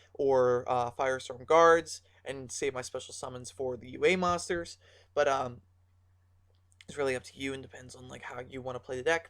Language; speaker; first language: English; native; English